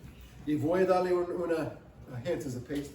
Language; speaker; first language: Spanish; non-native, fluent; English